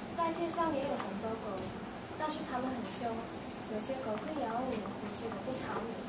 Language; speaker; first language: Chinese; non-native, learner; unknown